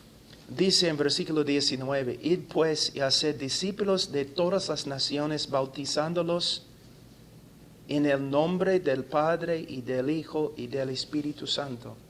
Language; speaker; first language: Spanish; non-native, fluent; English